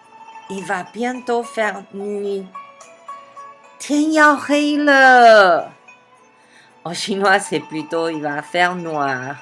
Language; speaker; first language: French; non-native, fluent; Chinese